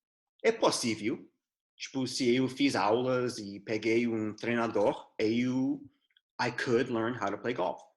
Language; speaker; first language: Portuguese; non-native, fluent; English